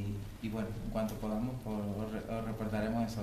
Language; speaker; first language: Spanish; native; Spanish